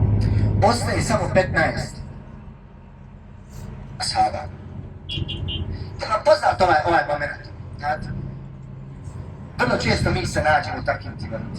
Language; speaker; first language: Bosnian; native; Bosnian